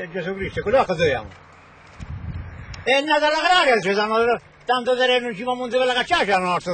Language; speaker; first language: Italian; native; Italian